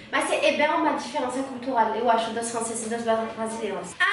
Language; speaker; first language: Portuguese; non-native, learner; French